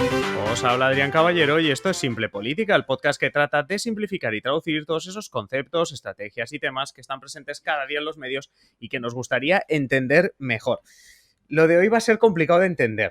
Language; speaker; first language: Spanish; native; Spanish